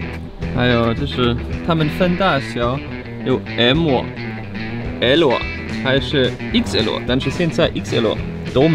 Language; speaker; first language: Chinese; non-native, fluent; German